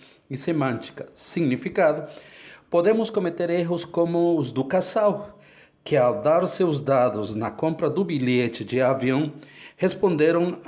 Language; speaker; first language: Portuguese; non-native, fluent; Spanish